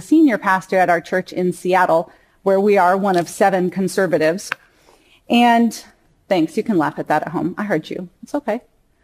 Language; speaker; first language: English; native; English